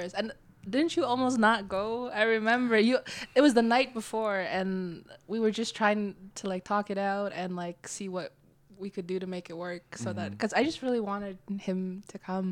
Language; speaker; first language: English; early bilingual, other home language; Indonesian